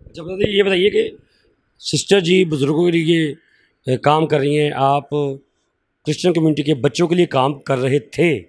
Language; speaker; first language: Urdu; non-native, local second language; Punjabi